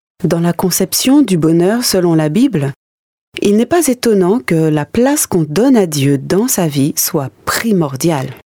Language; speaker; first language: French; native; French